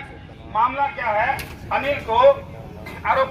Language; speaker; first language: Hindi; native; Hindi